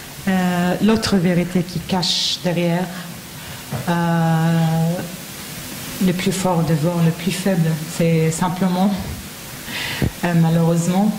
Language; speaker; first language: French; non-native, learner; Arabic